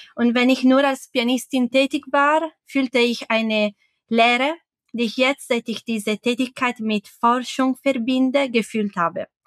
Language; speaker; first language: German; non-native, fluent; Italian